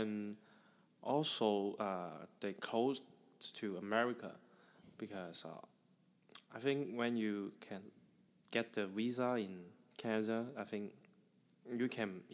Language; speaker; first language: English; non-native, learner; Chinese